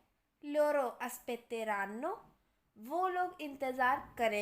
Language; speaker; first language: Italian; non-native, fluent; Urdu